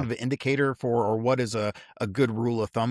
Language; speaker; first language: English; native; English